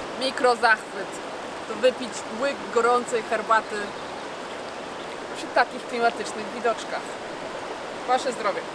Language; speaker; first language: Polish; native; Polish